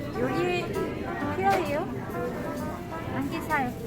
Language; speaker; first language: Korean; non-native, learner; Vietnamese